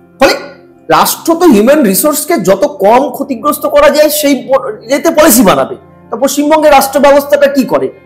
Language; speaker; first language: Bangla; non-native, local second language; Sadri